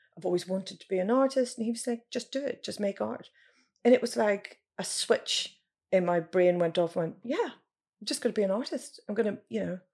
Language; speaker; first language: English; native; English